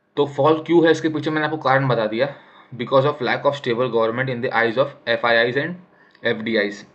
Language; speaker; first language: Hindi; native; Hindi